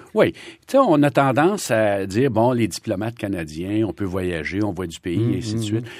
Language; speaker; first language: French; native; French